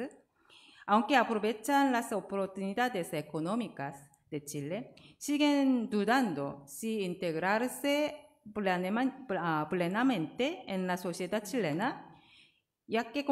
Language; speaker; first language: Spanish; non-native, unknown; Korean